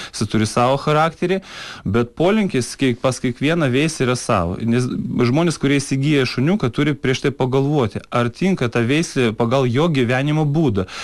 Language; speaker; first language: Lithuanian; non-native, fluent; Russian